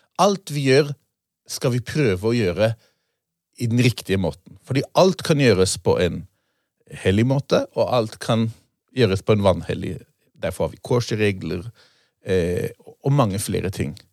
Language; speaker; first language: Norwegian; non-native, fluent; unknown